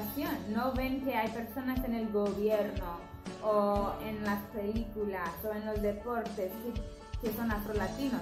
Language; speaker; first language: Spanish; non-native, fluent; English